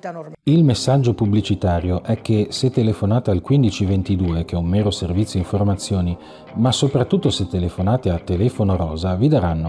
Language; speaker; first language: Italian; native; Italian